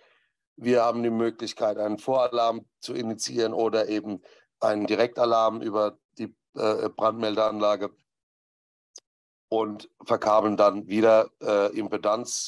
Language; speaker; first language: German; native; German